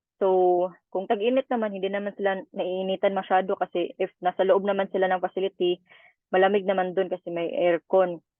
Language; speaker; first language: Filipino; native; Filipino